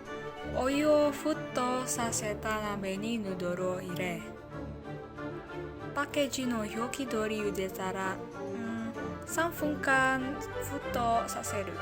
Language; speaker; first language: Japanese; non-native, learner; Indonesian